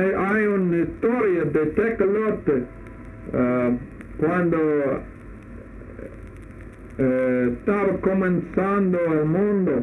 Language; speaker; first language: Spanish; non-native, learner; English